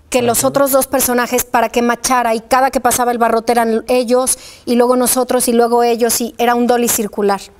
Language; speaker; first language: Spanish; early bilingual, other home language; Polish